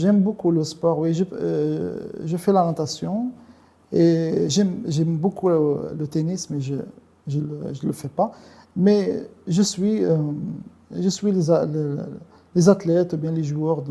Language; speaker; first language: French; non-native, local second language; Arabic